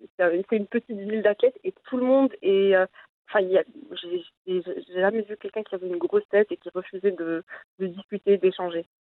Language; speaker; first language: French; non-native, local second language; Arabic